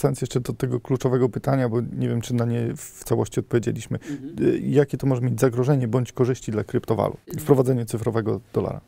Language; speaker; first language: Polish; native; Polish